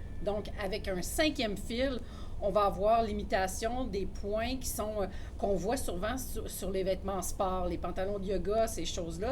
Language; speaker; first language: French; native; French